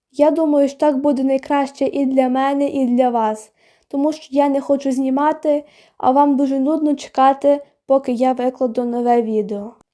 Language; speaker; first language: Ukrainian; non-native, local second language; Russian